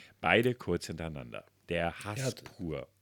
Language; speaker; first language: German; native; German